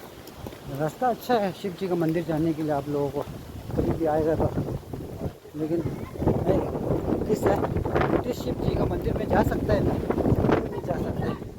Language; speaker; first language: Hindi; non-native, local second language; Tibetan